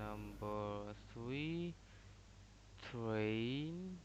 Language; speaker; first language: English; non-native, learner; Indonesian